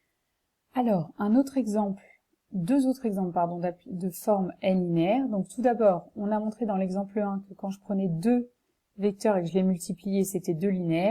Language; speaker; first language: French; native; French